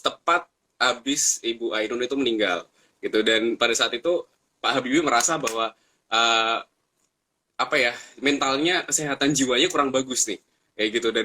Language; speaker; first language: Indonesian; native; Indonesian